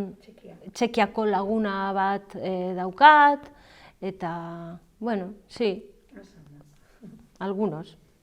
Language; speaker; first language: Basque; non-native, learner; Galician